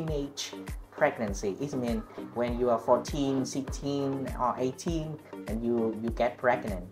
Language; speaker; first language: English; non-native, learner; Vietnamese